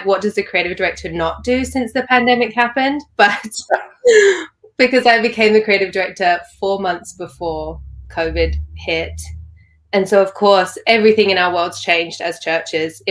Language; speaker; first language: English; native; English